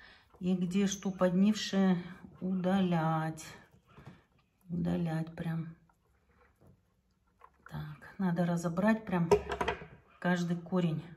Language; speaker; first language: Russian; native; Russian